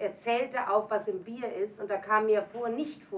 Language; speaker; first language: German; native; German